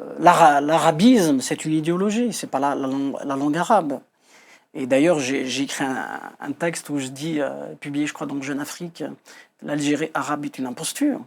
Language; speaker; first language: French; non-native, local second language; Kabyle